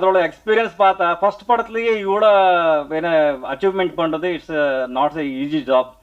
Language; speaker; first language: Tamil; non-native, learner; Kannada